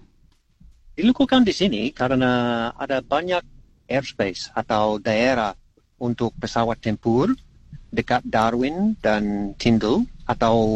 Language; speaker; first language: Indonesian; non-native, learner; English